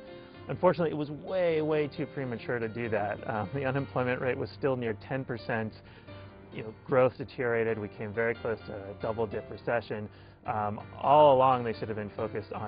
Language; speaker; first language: English; native; English